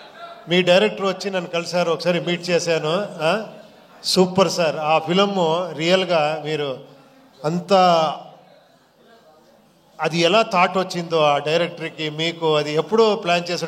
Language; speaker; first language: Telugu; non-native, fluent; Kannada